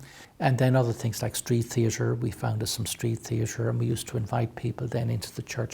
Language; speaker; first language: English; native; English